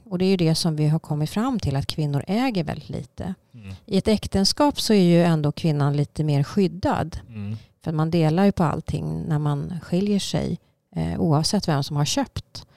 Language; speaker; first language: Swedish; native; Swedish